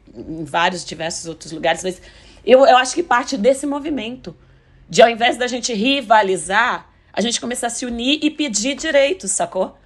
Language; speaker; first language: Portuguese; native; Portuguese